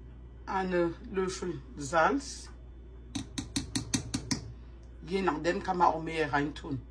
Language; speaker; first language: German; non-native, fluent; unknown